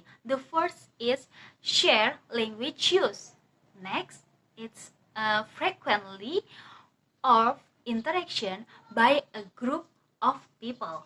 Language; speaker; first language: English; non-native, learner; Indonesian